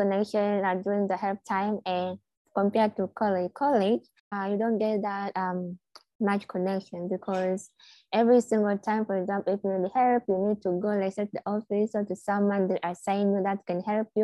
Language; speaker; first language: English; non-native, local second language; Swahili